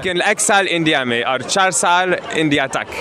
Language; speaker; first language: Hindi; non-native, learner; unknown